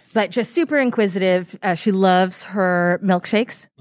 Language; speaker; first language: English; native; English